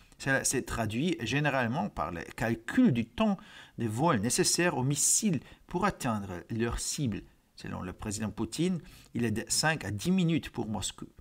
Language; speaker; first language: French; non-native, fluent; Hungarian